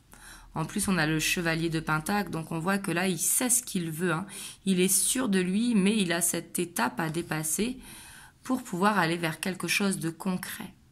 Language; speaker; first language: French; native; French